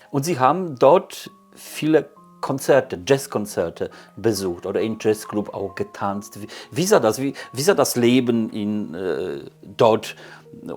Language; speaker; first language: German; non-native, fluent; Polish